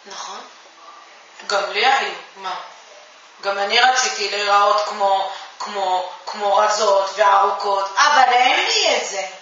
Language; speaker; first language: Hebrew; non-native, fluent; Japanese